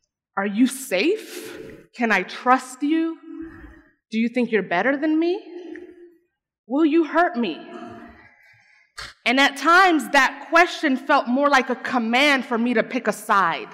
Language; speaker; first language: English; early bilingual, other home language; Spanish